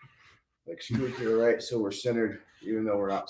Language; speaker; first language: English; native; English